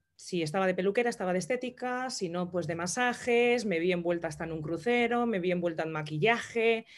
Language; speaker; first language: Spanish; native; Spanish